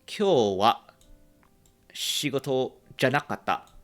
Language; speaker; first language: Japanese; non-native, learner; English